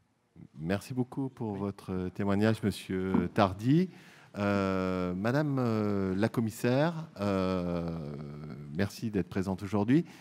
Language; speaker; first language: French; native; French